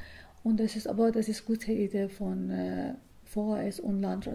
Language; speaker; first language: German; non-native, learner; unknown